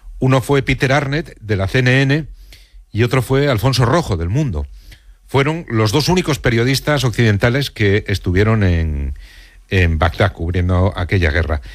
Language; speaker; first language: Spanish; native; Spanish